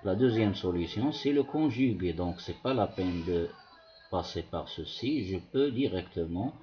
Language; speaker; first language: French; non-native, local second language; Arabic